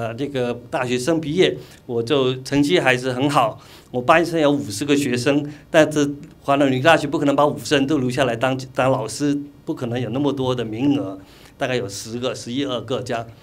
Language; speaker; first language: Chinese; non-native, local second language; Cantonese